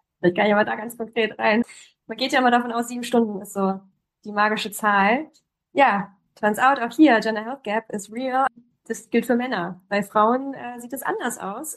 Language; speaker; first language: German; early bilingual, other home language; Polish